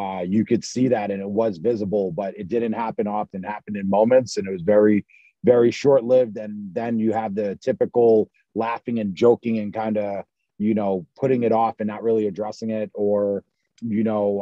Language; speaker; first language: English; native; English